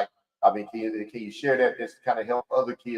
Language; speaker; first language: English; native; English